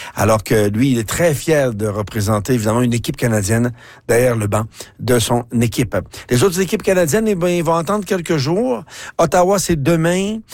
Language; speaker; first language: French; native; French